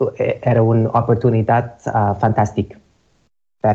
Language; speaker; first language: Catalan; non-native, learner; English